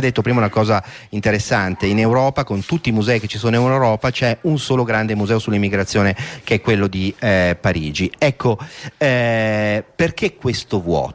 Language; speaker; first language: Italian; native; Italian